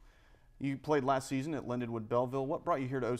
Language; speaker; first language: English; native; English